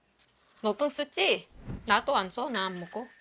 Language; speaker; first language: Korean; non-native, learner; Vietnamese